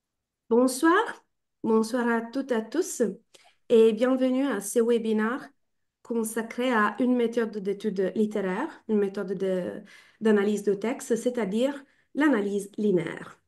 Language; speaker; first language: French; non-native, fluent; Italian